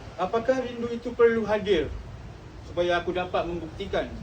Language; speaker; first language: Malay; native; Malay